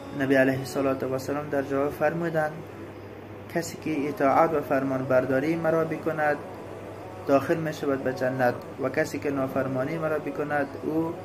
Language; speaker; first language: Persian; native; Persian